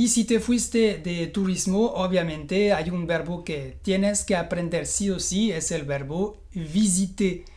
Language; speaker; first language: Spanish; non-native, fluent; French